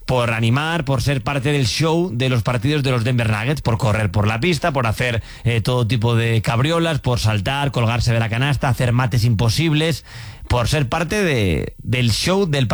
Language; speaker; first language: Spanish; native; Spanish